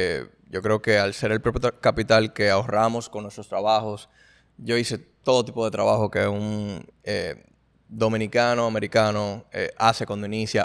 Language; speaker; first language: Spanish; native; Spanish